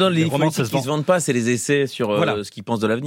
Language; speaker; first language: French; native; French